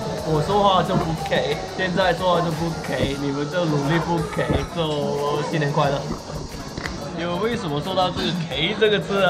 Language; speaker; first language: Chinese; non-native, local second language; Cantonese